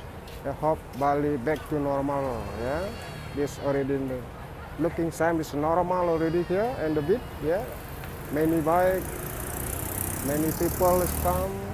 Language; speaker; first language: English; non-native, learner; Indonesian